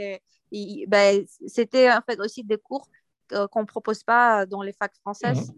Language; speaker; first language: French; non-native, fluent; Uyghur